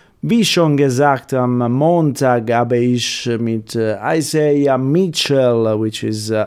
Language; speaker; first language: German; non-native, fluent; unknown